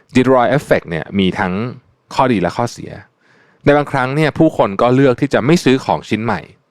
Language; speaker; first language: Thai; native; Thai